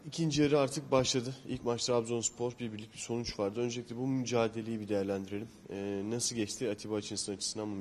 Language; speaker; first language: Turkish; native; Turkish